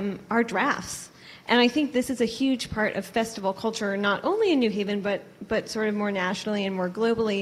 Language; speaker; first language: English; native; English